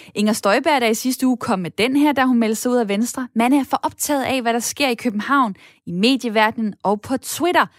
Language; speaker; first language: Danish; native; Danish